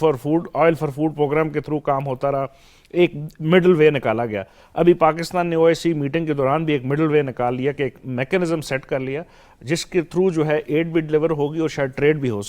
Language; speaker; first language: Urdu; native; Urdu